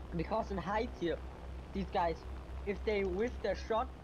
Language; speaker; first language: English; non-native, fluent; German